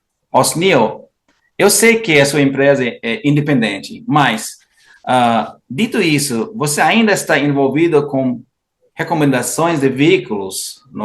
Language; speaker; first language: Portuguese; non-native, fluent; English